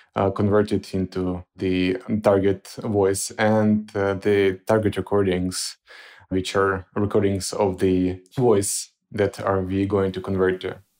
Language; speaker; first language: English; non-native, fluent; Ukrainian